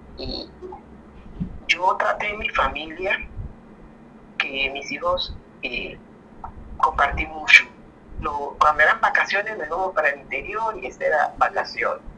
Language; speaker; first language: Spanish; native; Spanish